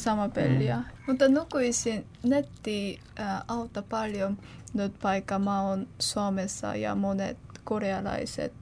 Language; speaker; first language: Finnish; non-native, learner; Korean